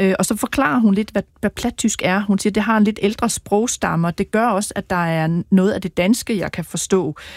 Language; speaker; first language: Danish; native; Danish